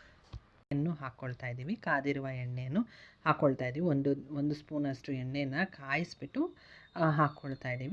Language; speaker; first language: Kannada; native; Kannada